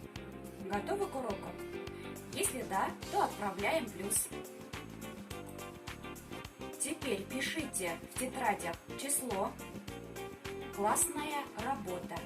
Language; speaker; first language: Russian; non-native, local second language; Bashkir